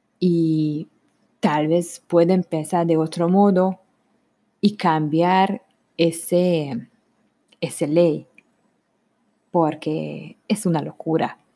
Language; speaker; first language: Spanish; non-native, learner; Hungarian